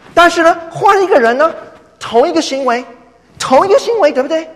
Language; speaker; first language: Chinese; non-native, fluent; English